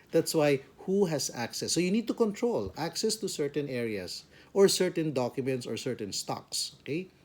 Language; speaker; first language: English; non-native, local second language; Filipino